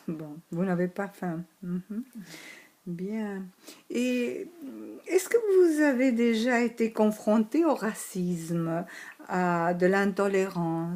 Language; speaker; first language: French; non-native, learner; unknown